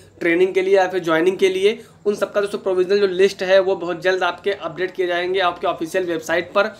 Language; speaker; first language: Hindi; native; Hindi